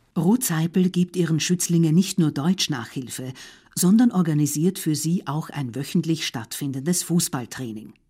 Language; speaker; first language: German; native; German